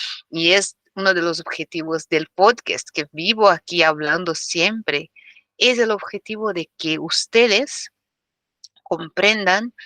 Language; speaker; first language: Spanish; non-native, fluent; Portuguese